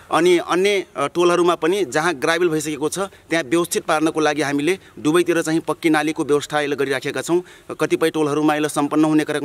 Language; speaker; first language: Nepali; non-native, local second language; Dangaura Tharu